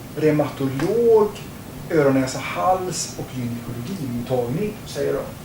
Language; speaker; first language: Swedish; native; Swedish